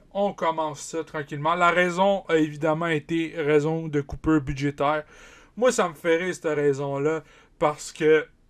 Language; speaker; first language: French; native; French